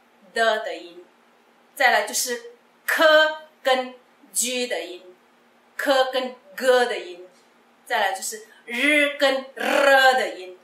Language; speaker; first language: Chinese; non-native, local second language; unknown